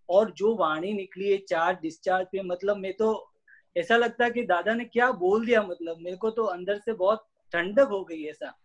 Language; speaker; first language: Hindi; non-native, local second language; Gujarati